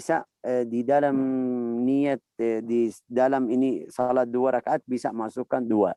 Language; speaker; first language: Indonesian; non-native, fluent; Arabic